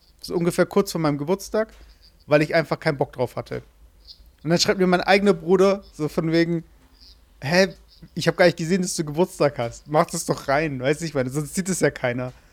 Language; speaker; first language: German; native; German